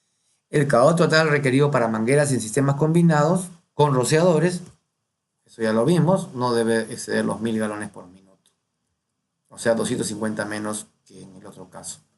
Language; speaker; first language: Spanish; native; Spanish